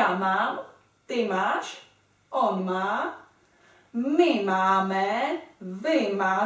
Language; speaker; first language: Czech; non-native, fluent; English